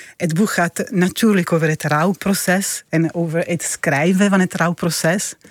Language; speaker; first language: Dutch; non-native, fluent; Italian